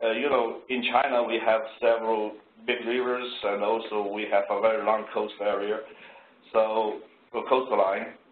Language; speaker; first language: English; non-native, fluent; Chinese